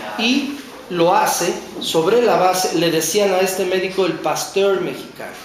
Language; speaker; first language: Spanish; native; Spanish